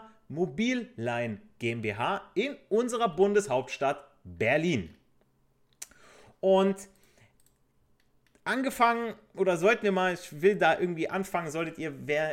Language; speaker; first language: German; native; German